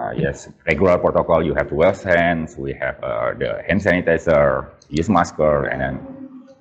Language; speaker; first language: English; non-native, fluent; Indonesian